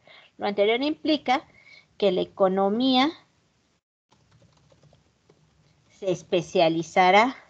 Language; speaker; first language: Spanish; native; Spanish